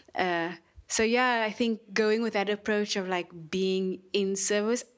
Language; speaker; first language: English; native; English